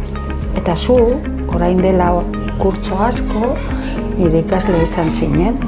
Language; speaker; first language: Basque; non-native, local second language; Spanish